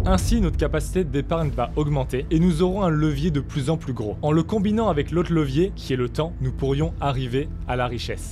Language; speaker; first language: French; native; French